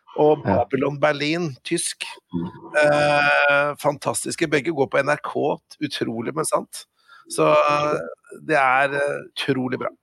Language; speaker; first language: Norwegian; native; Norwegian